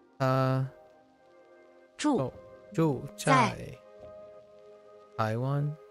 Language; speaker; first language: Chinese; non-native, learner; English